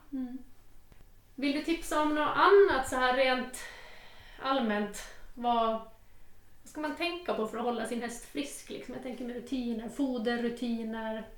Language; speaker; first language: Swedish; native; Swedish